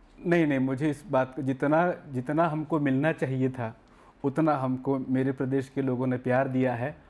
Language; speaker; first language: Hindi; non-native, local second language; Nyishi